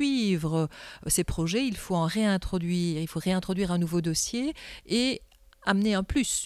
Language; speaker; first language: French; native; French